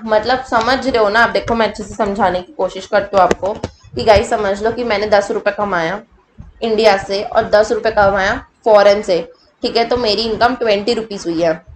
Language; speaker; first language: Hindi; native; Hindi